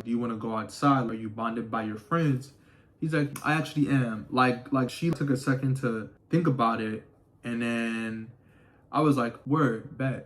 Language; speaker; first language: English; native; English